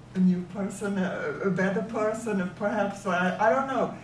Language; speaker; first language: English; non-native, fluent; Swedish